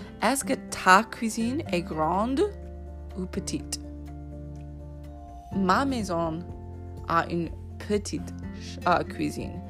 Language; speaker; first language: French; non-native, fluent; English